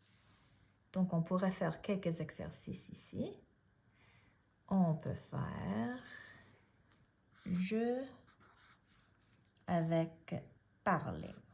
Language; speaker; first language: French; non-native, fluent; English